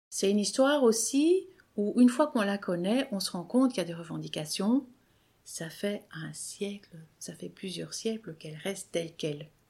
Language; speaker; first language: French; native; French